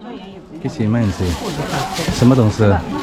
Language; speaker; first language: Chinese; non-native, learner; Indonesian